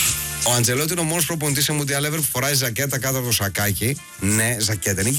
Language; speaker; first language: Greek; native; Greek